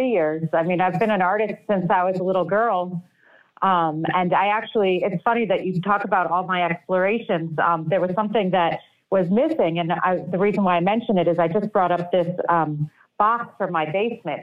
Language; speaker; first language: English; native; English